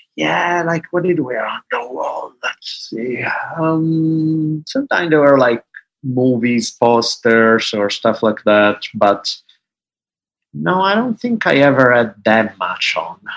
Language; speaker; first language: English; non-native, fluent; Italian